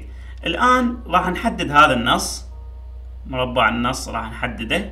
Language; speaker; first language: Arabic; native; Arabic